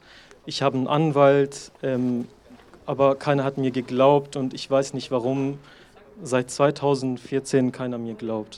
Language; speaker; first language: German; non-native, learner; Persian